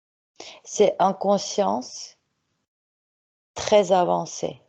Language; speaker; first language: French; non-native, fluent; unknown